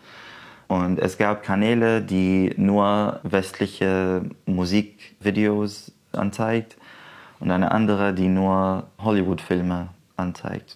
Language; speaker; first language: German; non-native, fluent; Arabic